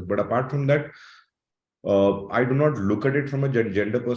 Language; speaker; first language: English; non-native, local second language; Malayalam